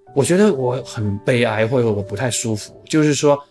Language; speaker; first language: Chinese; non-native, local second language; Min Nan Chinese